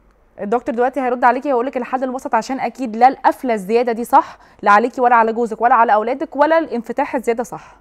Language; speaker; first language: Arabic; native; Arabic